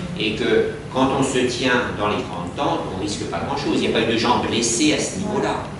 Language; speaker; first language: French; native; French